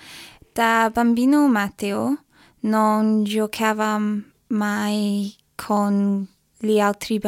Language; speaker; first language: Italian; non-native, learner; English